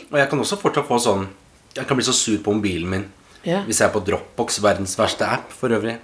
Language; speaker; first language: Norwegian; native; Norwegian